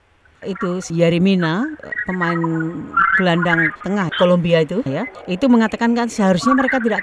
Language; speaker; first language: Indonesian; native; Indonesian